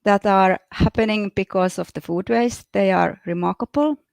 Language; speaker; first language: English; non-native, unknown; Finnish